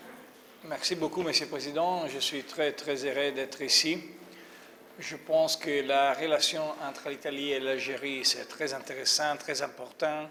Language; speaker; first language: French; non-native, fluent; Italian